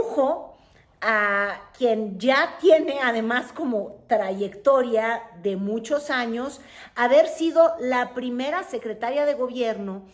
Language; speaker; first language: Spanish; native; Spanish